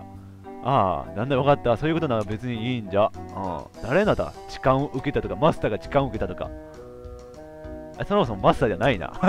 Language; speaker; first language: Japanese; native; Japanese